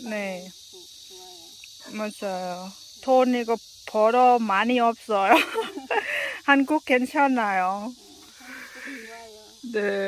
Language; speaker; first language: Korean; non-native, learner; Lao